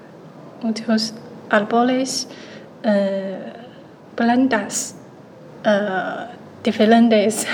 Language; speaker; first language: Spanish; non-native, learner; Chinese